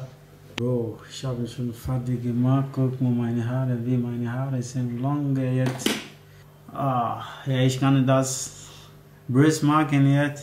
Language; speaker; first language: German; non-native, learner; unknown